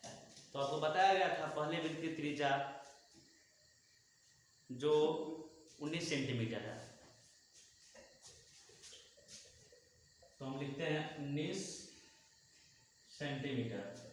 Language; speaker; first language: Hindi; native; Hindi